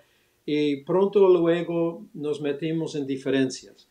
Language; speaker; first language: Spanish; early bilingual, other home language; English